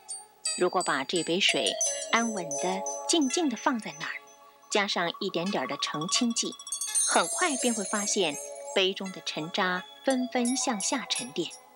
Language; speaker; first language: Chinese; native; Chinese